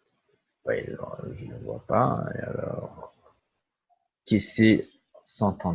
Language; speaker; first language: French; non-native, fluent; Portuguese